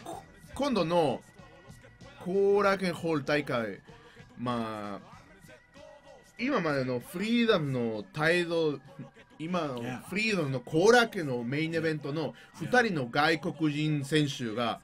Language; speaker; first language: Japanese; non-native, learner; Spanish